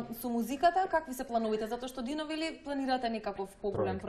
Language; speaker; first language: Macedonian; native; Macedonian